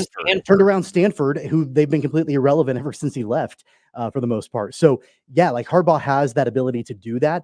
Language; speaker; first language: English; native; English